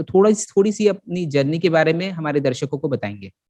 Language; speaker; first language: Hindi; native; Hindi